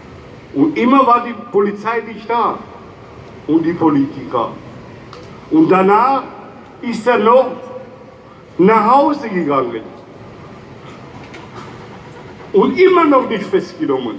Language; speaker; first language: German; non-native, fluent; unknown